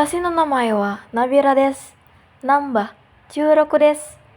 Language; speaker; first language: Japanese; non-native, learner; Indonesian